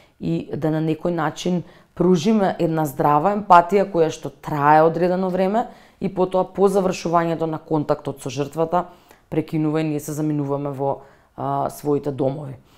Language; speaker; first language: Macedonian; native; Macedonian